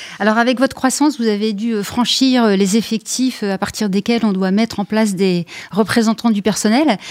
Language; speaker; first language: French; native; French